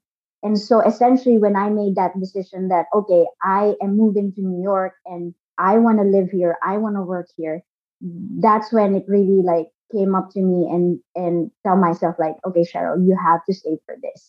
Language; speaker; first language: English; non-native, local second language; Filipino